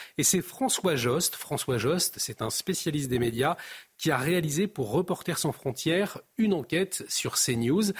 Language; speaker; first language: French; native; French